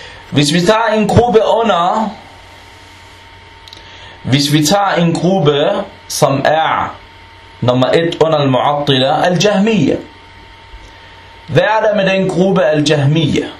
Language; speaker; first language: Danish; non-native, fluent; Arabic